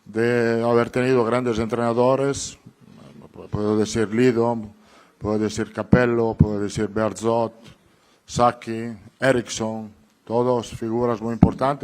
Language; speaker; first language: Spanish; non-native, fluent; Italian